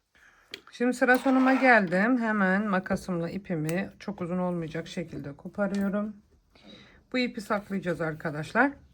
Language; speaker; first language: Turkish; native; Turkish